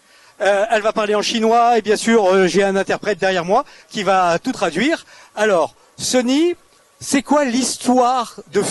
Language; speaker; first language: French; native; French